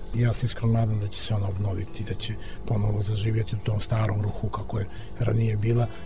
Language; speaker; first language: Serbian; native; Serbian